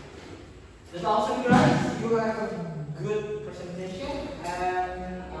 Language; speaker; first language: English; non-native, learner; Indonesian